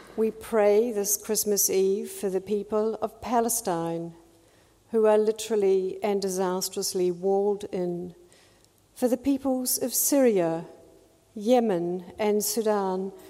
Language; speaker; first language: English; native; English